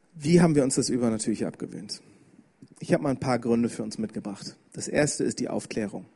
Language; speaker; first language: German; native; German